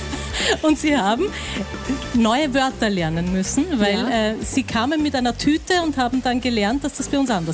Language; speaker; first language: German; native; German